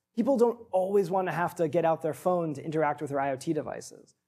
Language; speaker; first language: English; native; English